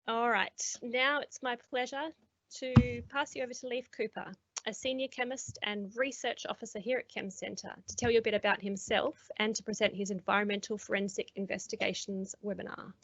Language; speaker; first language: English; native; English